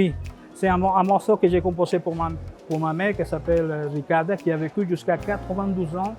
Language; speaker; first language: French; non-native, fluent; Spanish